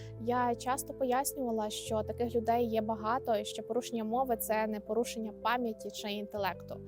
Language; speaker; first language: Ukrainian; native; Ukrainian